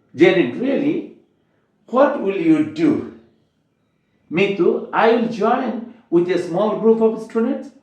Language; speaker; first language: English; non-native, local second language; Bangla